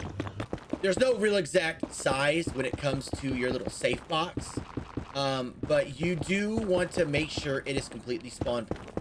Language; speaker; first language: English; native; English